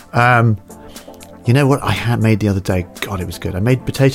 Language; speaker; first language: English; native; English